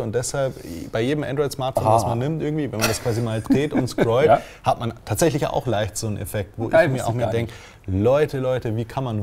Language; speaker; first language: German; native; German